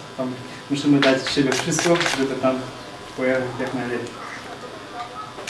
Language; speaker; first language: Polish; non-native, learner; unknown